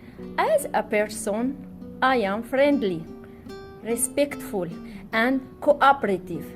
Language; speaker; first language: English; non-native, learner; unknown